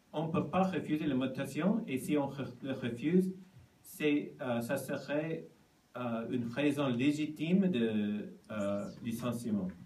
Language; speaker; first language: French; non-native, learner; Japanese